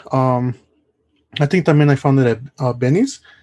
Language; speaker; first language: Spanish; early bilingual, heritage; Spanish